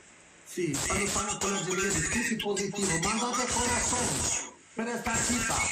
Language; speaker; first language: Italian; non-native, learner; Albanian